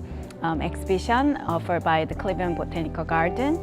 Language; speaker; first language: English; non-native, fluent; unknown